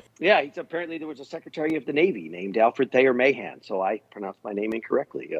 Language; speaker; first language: English; native; English